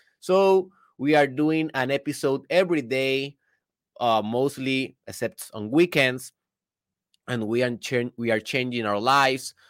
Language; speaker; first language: English; non-native, fluent; Spanish